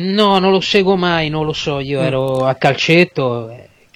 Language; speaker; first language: Italian; native; Italian